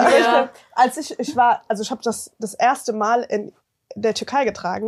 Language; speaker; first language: German; early bilingual, other home language; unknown